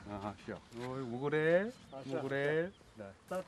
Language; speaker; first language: Romanian; non-native, learner; Korean